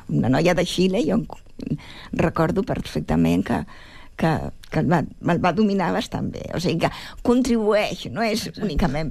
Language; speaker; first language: Catalan; native; Catalan